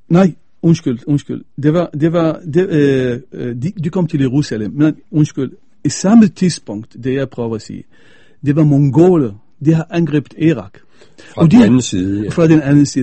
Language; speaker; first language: Danish; non-native, fluent; Arabic